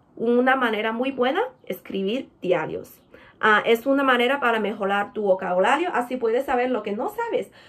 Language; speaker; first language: Spanish; non-native, fluent; Chinese